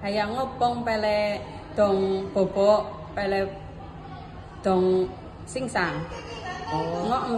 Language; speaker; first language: Chinese; non-native, learner; Indonesian